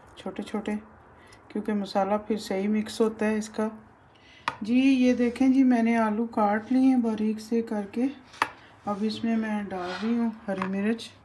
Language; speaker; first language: Hindi; native; Hindi